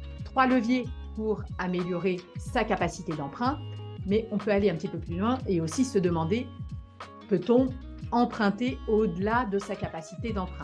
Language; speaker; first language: French; native; French